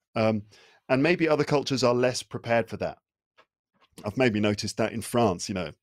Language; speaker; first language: English; native; English